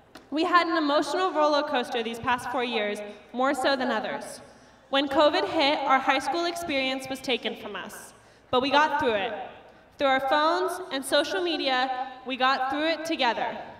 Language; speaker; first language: English; native; English